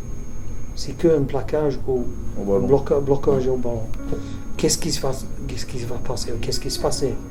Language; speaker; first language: French; non-native, fluent; English